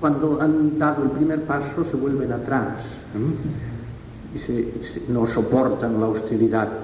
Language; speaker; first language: Spanish; non-native, local second language; Catalan